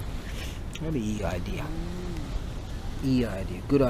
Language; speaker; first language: Japanese; non-native, learner; English